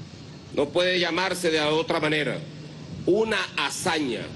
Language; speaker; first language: Spanish; native; Spanish